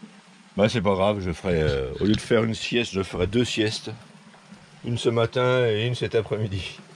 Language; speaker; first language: French; native; French